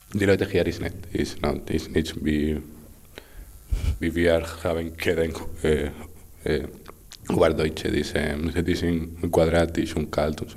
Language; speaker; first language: German; non-native, learner; Spanish